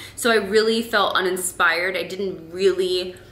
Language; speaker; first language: English; native; English